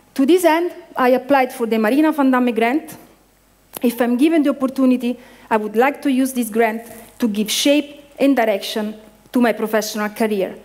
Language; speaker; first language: English; non-native, fluent; Italian